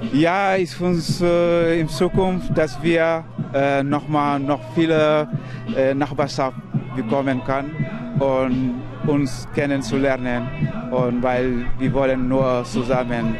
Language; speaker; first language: German; non-native, learner; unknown